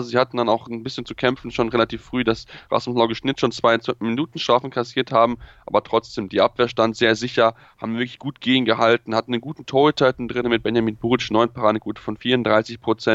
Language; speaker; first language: German; native; German